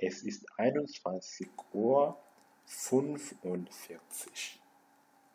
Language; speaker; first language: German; non-native, fluent; Amharic